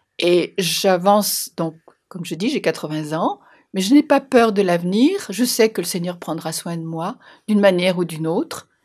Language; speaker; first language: French; native; French